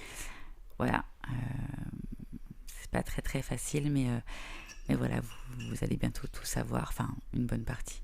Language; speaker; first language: French; native; French